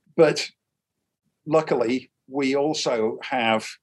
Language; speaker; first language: English; native; English